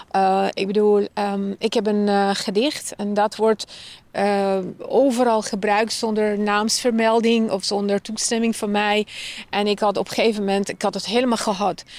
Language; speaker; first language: Dutch; non-native, fluent; Persian